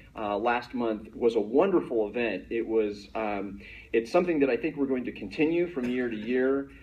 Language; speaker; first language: English; native; English